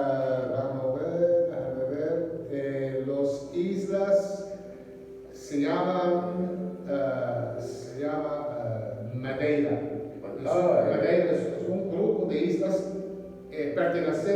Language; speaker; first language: Spanish; non-native, learner; English